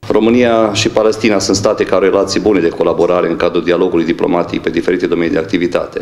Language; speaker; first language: Romanian; native; Romanian